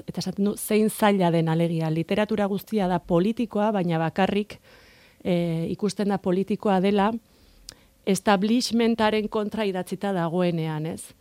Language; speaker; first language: Basque; non-native, local second language; Spanish